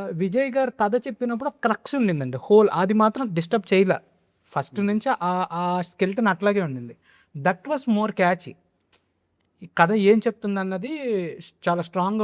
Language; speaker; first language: Telugu; native; Telugu